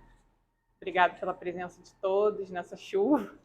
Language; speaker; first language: Portuguese; native; Portuguese